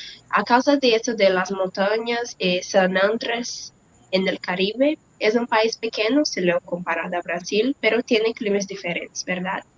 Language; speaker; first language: Spanish; non-native, learner; Portuguese